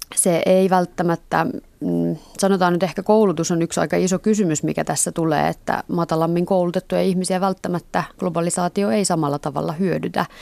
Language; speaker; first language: Finnish; native; Finnish